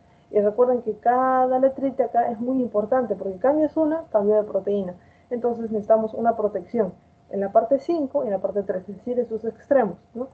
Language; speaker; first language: Spanish; native; Spanish